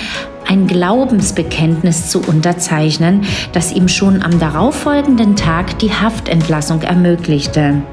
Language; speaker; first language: German; native; German